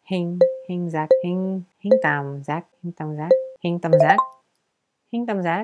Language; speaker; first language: Vietnamese; non-native, learner; English